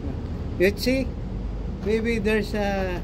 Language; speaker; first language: English; non-native, local second language; Filipino